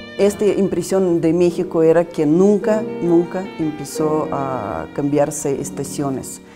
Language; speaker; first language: Spanish; non-native, fluent; Russian